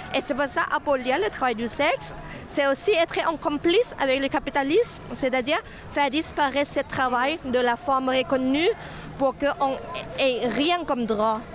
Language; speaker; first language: French; non-native, fluent; Thai